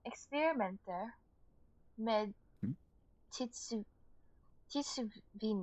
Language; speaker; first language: Danish; non-native, learner; English